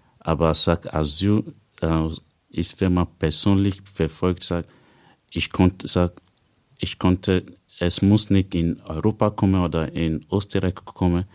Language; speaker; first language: German; non-native, learner; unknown